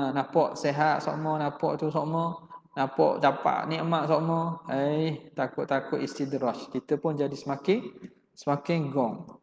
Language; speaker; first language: Malay; native; Malay